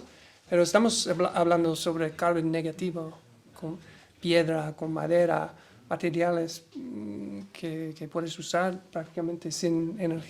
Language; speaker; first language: Spanish; non-native, learner; English